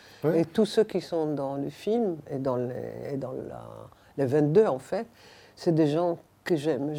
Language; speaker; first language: French; non-native, fluent; Hebrew